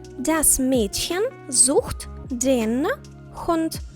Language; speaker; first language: German; non-native, fluent; Ukrainian